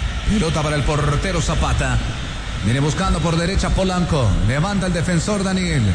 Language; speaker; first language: Spanish; native; Spanish